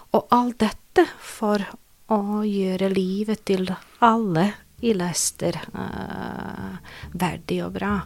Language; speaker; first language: Norwegian; non-native, fluent; Serbian